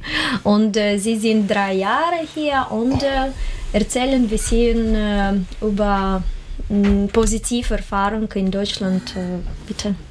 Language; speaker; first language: German; non-native, learner; Russian